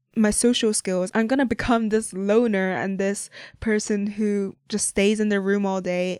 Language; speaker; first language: English; non-native, local second language; Cantonese